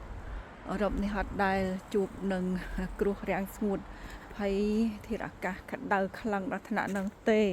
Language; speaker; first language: Khmer; native; Khmer